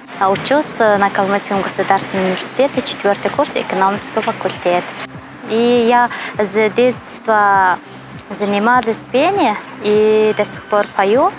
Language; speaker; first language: Russian; non-native, fluent; Mongolian